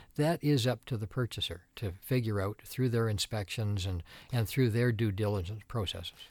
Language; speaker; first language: English; native; English